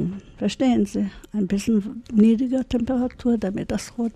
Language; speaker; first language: German; early bilingual, heritage; German